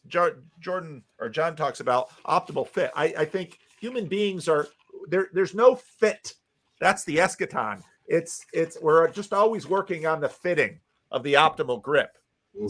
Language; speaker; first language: English; native; English